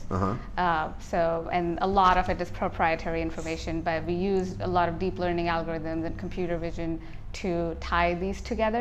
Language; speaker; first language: English; non-native, local second language; Hindi